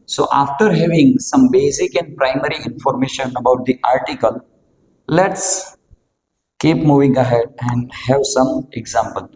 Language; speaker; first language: English; non-native, local second language; Gujarati